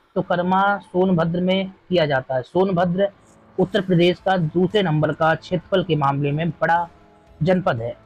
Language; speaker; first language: Hindi; native; Hindi